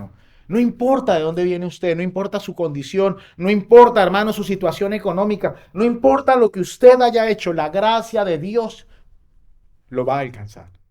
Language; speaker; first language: Spanish; native; Spanish